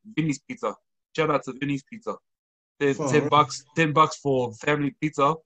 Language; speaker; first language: English; native; English